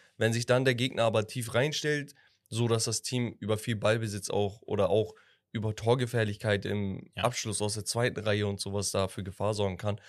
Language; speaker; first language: German; early bilingual, other home language; Turkish